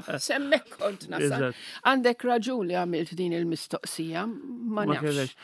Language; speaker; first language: Maltese; non-native, local second language; Italian